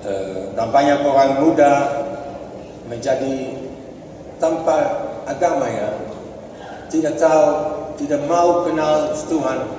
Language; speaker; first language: Indonesian; non-native, fluent; Dutch